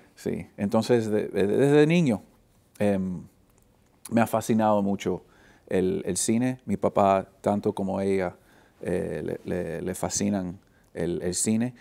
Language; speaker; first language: Spanish; early bilingual, heritage; Spanish